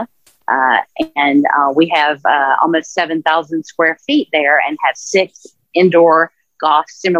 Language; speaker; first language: English; native; English